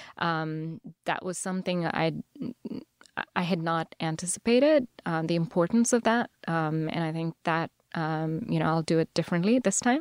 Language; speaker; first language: English; non-native, local second language; Telugu